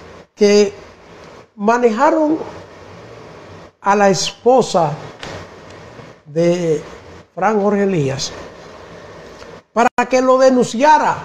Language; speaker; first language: Spanish; native; Spanish